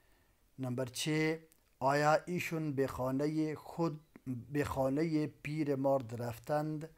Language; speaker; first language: Persian; non-native, local second language; Urdu